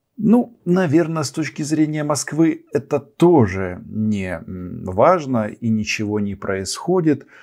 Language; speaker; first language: Russian; non-native, local second language; Ukrainian